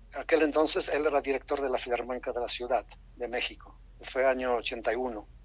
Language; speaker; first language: Spanish; non-native, fluent; Polish